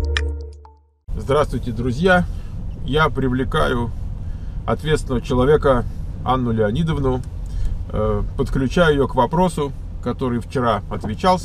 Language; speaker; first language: Russian; native; Russian